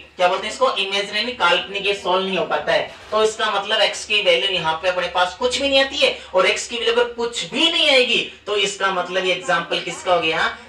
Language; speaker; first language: Hindi; native; Hindi